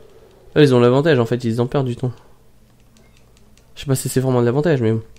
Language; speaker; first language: French; native; French